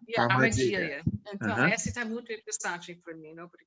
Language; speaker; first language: Portuguese; non-native, learner; English